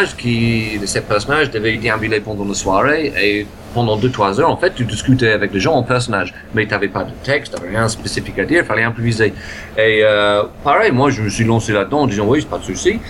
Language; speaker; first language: French; non-native, fluent; English